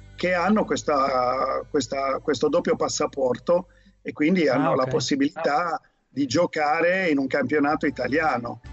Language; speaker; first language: Italian; native; Italian